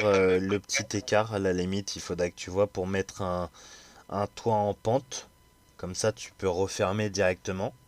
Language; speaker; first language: French; native; French